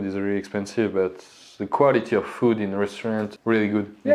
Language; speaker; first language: English; non-native, learner; French